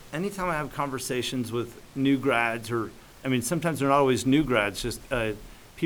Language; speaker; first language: English; native; English